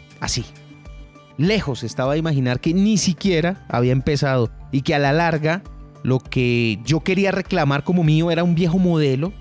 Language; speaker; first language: Spanish; native; Spanish